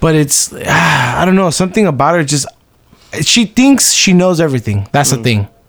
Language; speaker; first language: English; early bilingual, other home language; Spanish